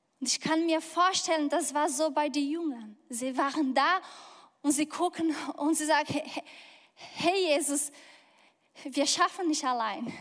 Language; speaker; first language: German; non-native, fluent; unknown